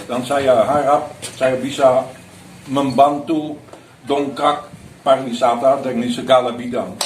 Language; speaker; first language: Indonesian; non-native, fluent; Dutch